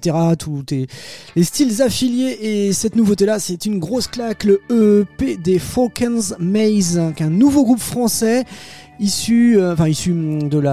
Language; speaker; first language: French; native; French